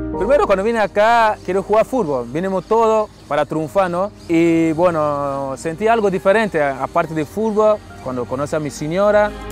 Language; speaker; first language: Spanish; non-native, fluent; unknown